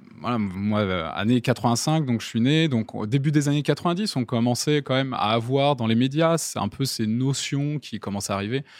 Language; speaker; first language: French; native; French